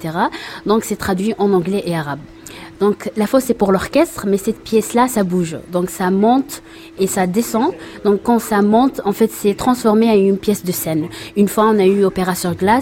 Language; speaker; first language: French; non-native, fluent; Arabic